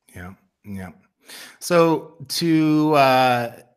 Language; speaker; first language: English; native; English